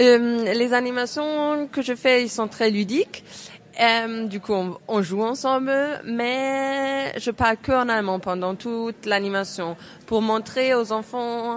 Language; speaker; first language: French; non-native, fluent; German